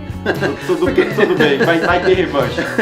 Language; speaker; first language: Portuguese; native; Portuguese